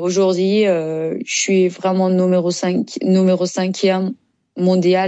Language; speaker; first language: French; non-native, learner; Persian